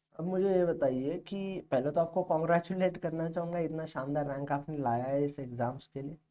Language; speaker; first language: Hindi; native; Hindi